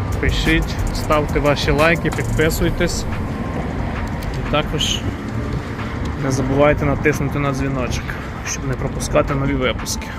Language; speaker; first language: Ukrainian; native; Ukrainian